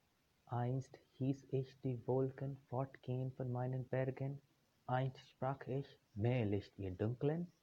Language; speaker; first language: German; non-native, fluent; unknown